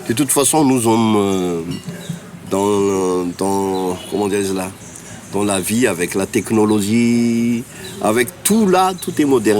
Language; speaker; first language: French; non-native, local second language; Malagasy